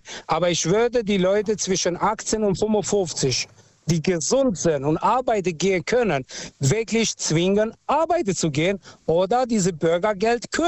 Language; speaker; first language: German; non-native, fluent; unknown